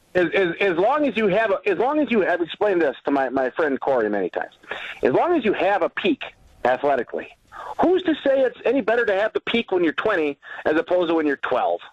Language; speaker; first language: English; native; English